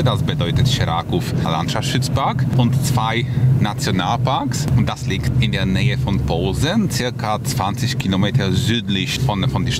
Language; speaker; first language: German; non-native, fluent; Polish